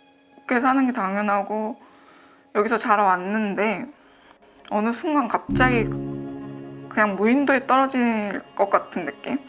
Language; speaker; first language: Korean; early bilingual, other home language; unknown